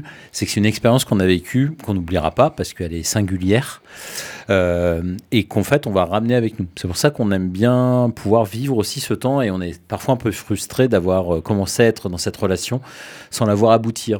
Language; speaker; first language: French; native; French